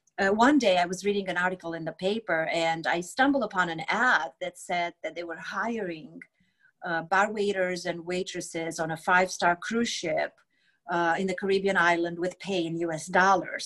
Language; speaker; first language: English; non-native, fluent; Romanian